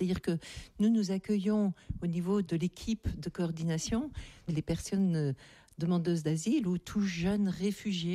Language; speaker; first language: French; native; French